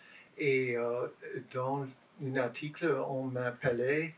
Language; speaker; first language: French; non-native, learner; English